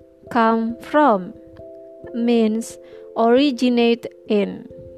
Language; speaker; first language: English; non-native, fluent; Indonesian